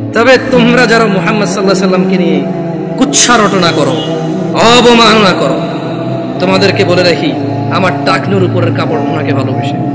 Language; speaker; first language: Bangla; early bilingual, heritage; Bangla